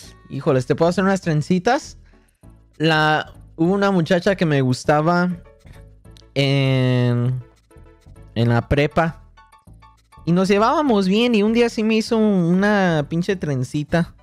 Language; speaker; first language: Spanish; early bilingual, heritage; Spanish